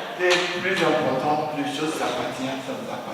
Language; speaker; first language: French; non-native, learner; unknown